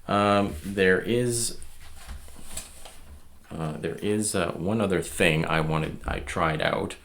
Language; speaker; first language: English; native; English